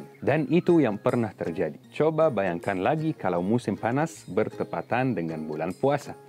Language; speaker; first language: Indonesian; non-native, fluent; Arabic